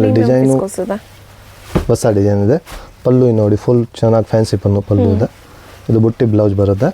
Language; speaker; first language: Kannada; non-native, local second language; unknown